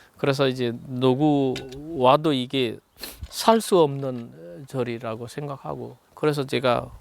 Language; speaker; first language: Korean; non-native, fluent; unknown